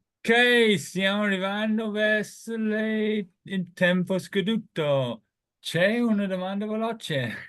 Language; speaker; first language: Italian; non-native, fluent; English